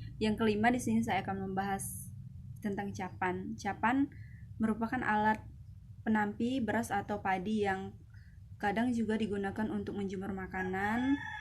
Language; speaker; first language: Indonesian; non-native, local second language; Malay